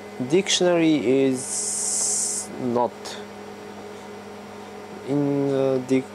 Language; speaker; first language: English; non-native, learner; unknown